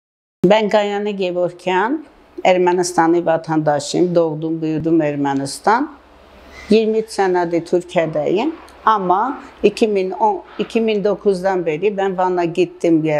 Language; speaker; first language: Turkish; non-native, learner; Armenian